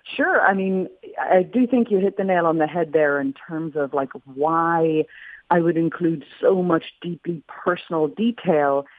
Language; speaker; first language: English; native; English